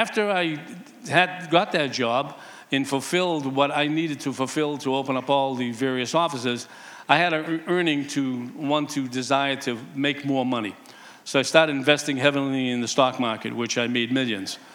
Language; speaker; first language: English; native; English